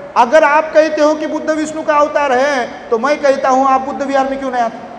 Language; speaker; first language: Hindi; non-native, local second language; Marathi